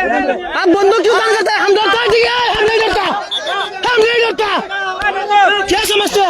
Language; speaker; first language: Hindi; non-native, learner; Bangla